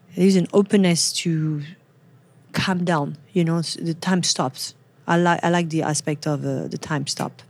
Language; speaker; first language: English; non-native, fluent; French